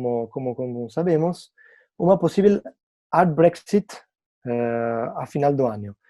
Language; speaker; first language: Portuguese; non-native, fluent; Italian